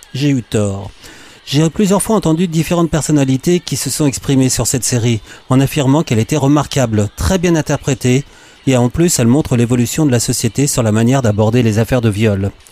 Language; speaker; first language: French; native; French